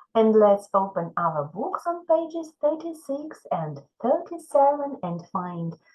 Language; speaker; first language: English; non-native, fluent; Ukrainian